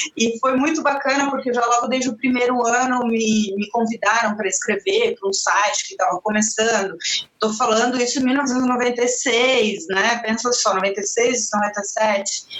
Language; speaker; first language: Portuguese; non-native, fluent; Spanish